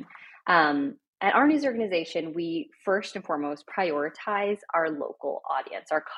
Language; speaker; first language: English; native; English